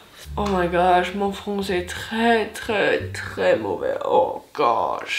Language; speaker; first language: French; non-native, local second language; German